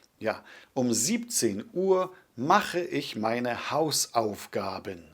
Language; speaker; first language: German; non-native, fluent; Polish